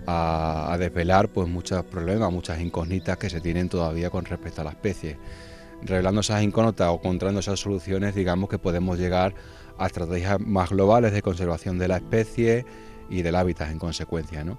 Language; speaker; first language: Spanish; native; Spanish